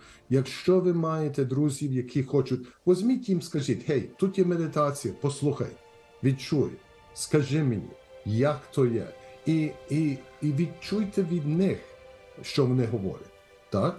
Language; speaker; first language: Ukrainian; early bilingual, heritage; Ukrainian